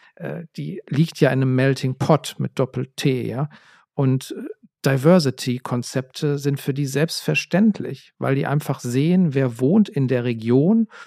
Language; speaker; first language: German; native; German